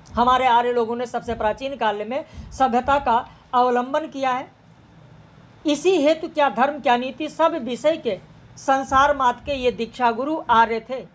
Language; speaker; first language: Hindi; native; Hindi